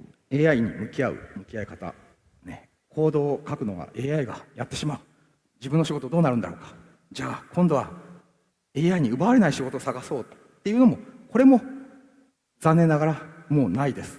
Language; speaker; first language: Japanese; native; Japanese